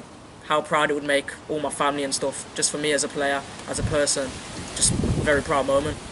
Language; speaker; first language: English; native; English